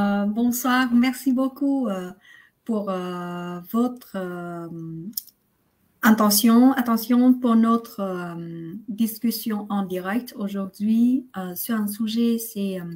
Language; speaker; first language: French; non-native, fluent; Vietnamese